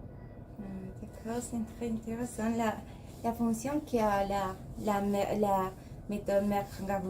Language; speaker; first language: French; non-native, learner; Spanish